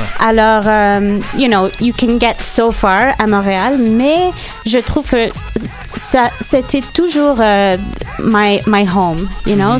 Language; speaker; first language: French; non-native, local second language; English